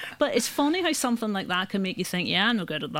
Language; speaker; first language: English; native; English